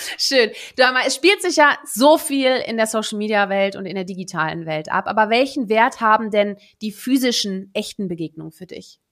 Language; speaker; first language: German; early bilingual, other home language; Dutch